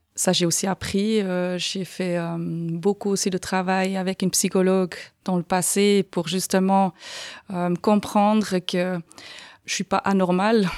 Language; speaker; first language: French; non-native, fluent; Swiss German